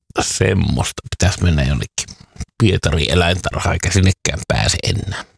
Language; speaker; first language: Finnish; native; Finnish